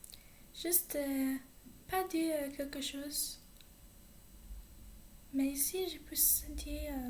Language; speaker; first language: French; non-native, learner; English